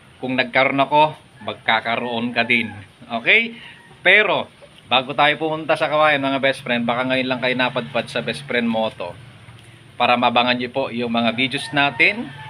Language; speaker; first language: Filipino; non-native, local second language; Iloko